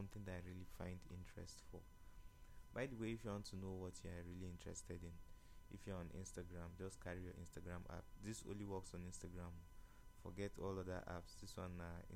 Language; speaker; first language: English; non-native, local second language; Igbo